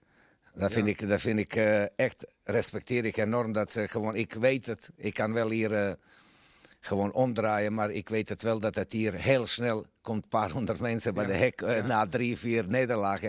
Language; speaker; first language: Dutch; non-native, fluent; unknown